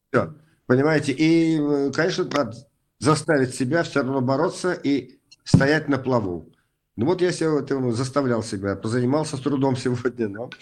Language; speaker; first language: Russian; native; Russian